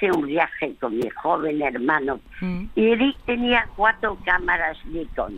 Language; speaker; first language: Spanish; early bilingual, other home language; French